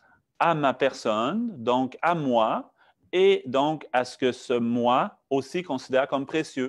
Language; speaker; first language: French; native; French